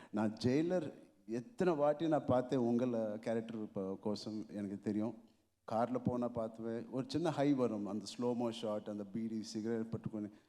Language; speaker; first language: Tamil; non-native, local second language; Telugu